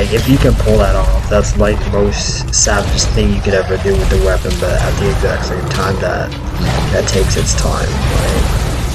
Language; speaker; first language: English; native; English